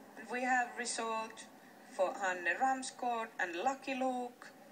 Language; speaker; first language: English; non-native, fluent; Finnish